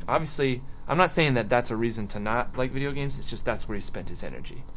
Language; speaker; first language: English; native; English